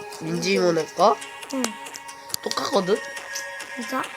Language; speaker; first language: Korean; native; Korean